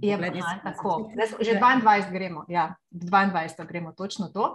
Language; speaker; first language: Slovenian; native; Slovenian